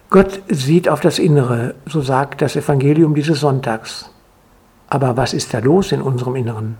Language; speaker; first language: German; native; German